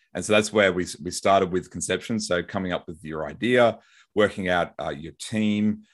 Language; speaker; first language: English; native; English